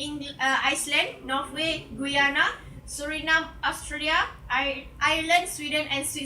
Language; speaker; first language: English; non-native, learner; Malay